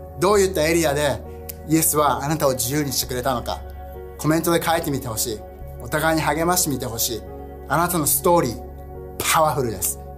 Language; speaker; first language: Japanese; early bilingual, heritage; Japanese